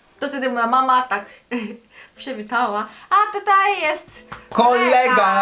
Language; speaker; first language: Polish; non-native, learner; Korean